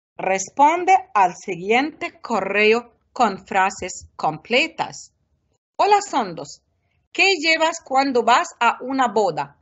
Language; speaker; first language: Spanish; non-native, fluent; Arabic